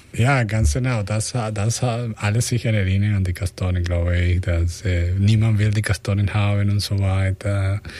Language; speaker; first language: German; non-native, fluent; Spanish